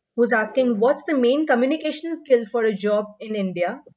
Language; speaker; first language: English; non-native, local second language; Hindi